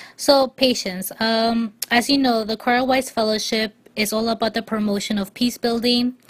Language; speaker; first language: English; native; English